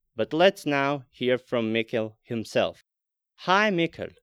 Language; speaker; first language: English; non-native, fluent; Latvian